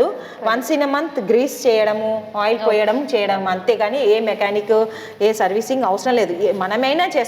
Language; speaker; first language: Telugu; native; Telugu